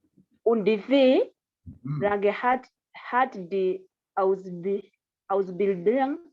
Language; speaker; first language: German; non-native, learner; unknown